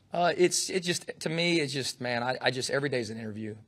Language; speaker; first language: English; native; English